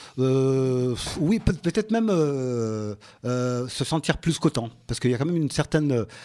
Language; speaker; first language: French; early bilingual, other home language; Ngazidja Comorian